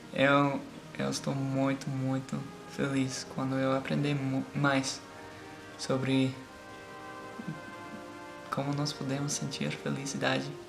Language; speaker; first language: Portuguese; non-native, learner; English